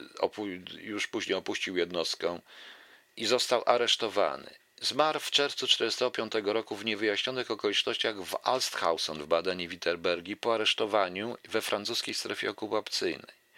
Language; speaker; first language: Polish; native; Polish